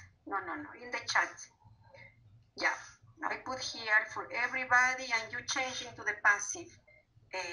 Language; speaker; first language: English; non-native, fluent; Spanish